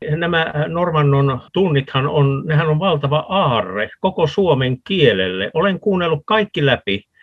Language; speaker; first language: Finnish; native; Finnish